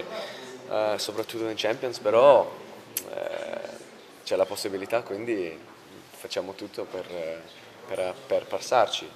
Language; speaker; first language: Italian; non-native, fluent; English